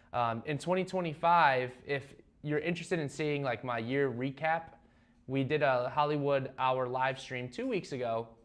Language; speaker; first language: English; native; English